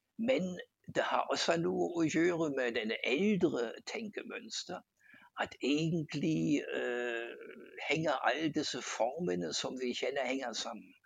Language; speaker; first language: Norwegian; non-native, fluent; German